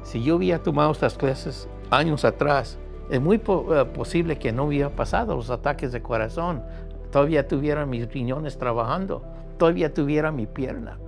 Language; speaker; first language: Spanish; early bilingual, heritage; Spanish